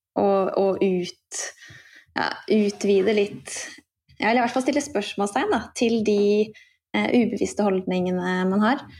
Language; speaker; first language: Norwegian; native; Norwegian